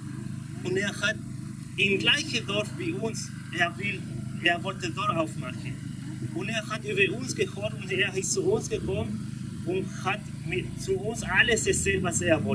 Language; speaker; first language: German; non-native, learner; Spanish